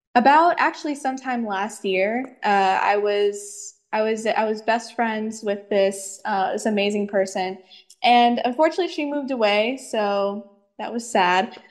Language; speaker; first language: English; native; English